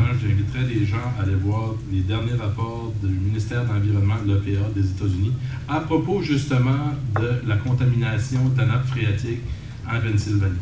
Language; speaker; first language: French; native; French